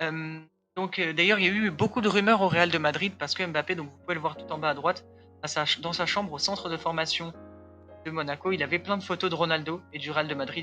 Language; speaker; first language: French; native; French